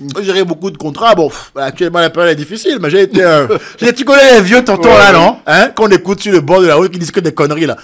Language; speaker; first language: French; native; French